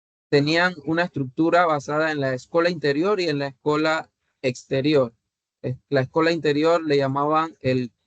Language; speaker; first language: Spanish; native; Spanish